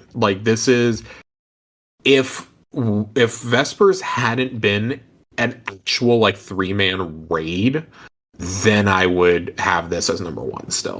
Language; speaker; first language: English; native; English